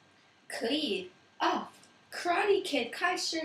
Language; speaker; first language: Chinese; non-native, learner; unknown